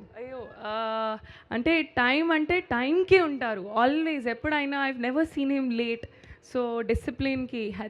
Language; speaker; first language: Telugu; non-native, learner; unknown